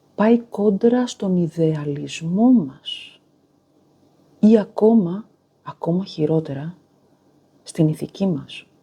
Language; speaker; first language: Greek; native; Greek